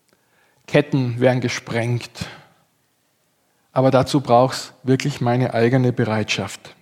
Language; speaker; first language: German; native; German